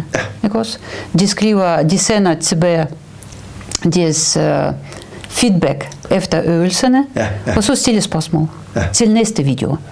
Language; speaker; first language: Danish; non-native, fluent; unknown